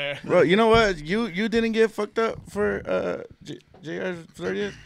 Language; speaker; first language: English; early bilingual, other home language; Spanish